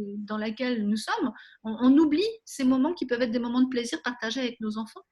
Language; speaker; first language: French; native; French